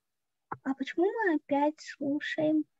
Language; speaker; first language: French; non-native, learner; Russian